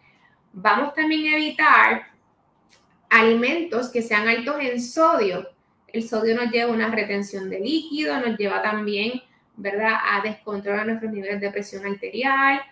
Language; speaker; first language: Spanish; native; Spanish